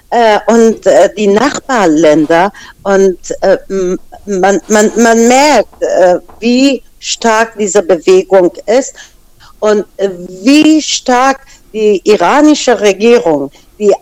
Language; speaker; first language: German; non-native, fluent; Persian